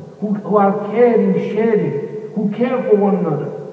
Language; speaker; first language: English; native; English